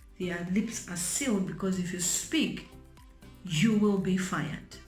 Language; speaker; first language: English; non-native, local second language; Bemba